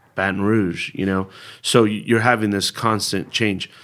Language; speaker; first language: English; early bilingual, other home language; Spanish